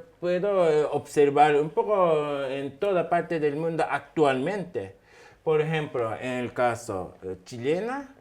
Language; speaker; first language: Spanish; non-native, fluent; Japanese